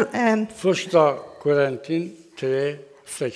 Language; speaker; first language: Swedish; non-native, learner; Persian